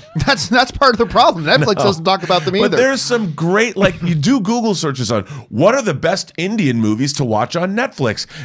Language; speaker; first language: English; native; English